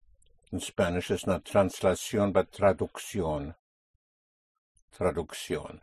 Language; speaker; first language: Spanish; non-native, fluent; English